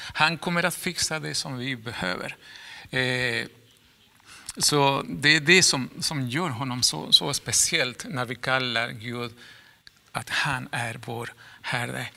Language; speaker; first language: Swedish; non-native, fluent; Spanish